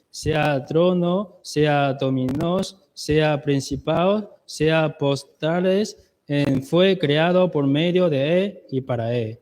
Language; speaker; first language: Spanish; non-native, learner; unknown